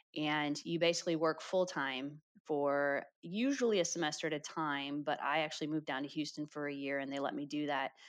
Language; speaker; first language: English; native; English